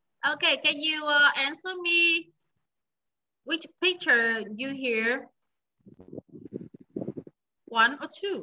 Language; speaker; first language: English; non-native, fluent; Vietnamese